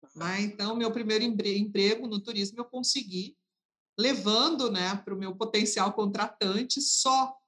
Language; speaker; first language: Portuguese; native; Portuguese